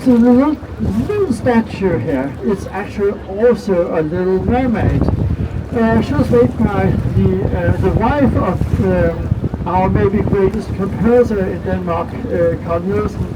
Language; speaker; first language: English; non-native, fluent; Danish